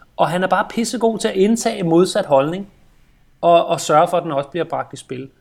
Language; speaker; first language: Danish; native; Danish